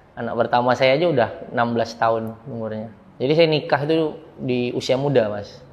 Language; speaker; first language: Indonesian; early bilingual, heritage; Indonesian